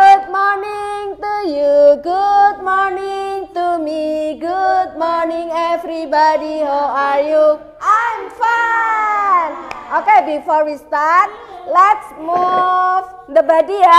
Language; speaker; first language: English; non-native, learner; Indonesian